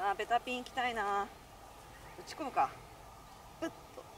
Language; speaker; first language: Japanese; native; Japanese